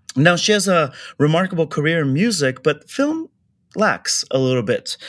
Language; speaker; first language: English; early bilingual, other home language; Persian